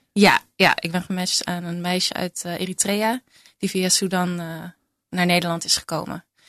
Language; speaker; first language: Dutch; native; Dutch